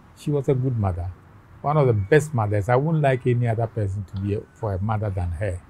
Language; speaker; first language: English; non-native, local second language; Akan